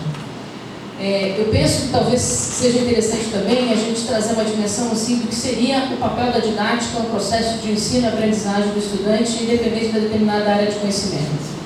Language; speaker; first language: Portuguese; native; Portuguese